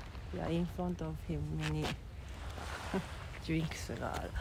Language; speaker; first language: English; non-native, fluent; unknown